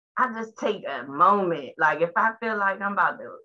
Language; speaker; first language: English; native; English